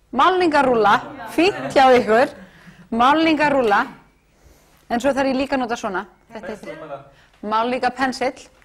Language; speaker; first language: Icelandic; native; Icelandic